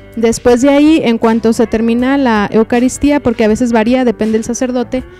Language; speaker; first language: Spanish; native; Spanish